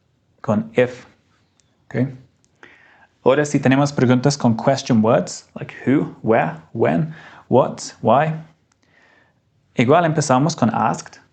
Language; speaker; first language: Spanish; non-native, fluent; English